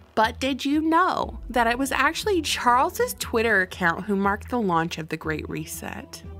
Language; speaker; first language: English; native; English